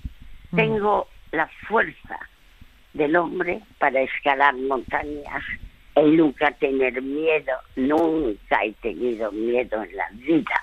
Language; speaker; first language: Spanish; non-native, fluent; French